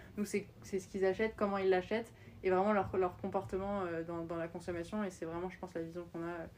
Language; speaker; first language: French; native; French